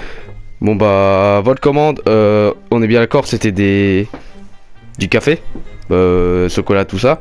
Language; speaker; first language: French; native; French